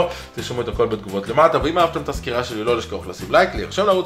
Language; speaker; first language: Hebrew; native; Hebrew